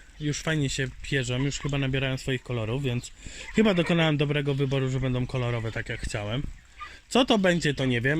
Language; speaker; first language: Polish; native; Polish